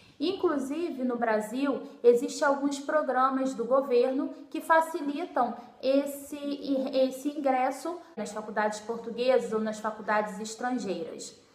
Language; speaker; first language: Portuguese; native; Portuguese